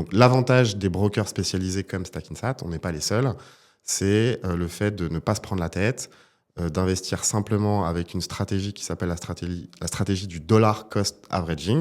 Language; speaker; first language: French; native; French